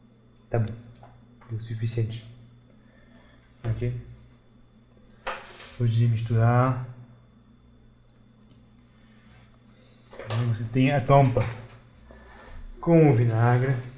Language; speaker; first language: Portuguese; non-native, fluent; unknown